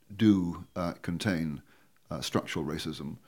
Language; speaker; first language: English; native; English